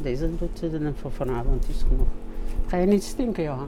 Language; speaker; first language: Dutch; non-native, learner; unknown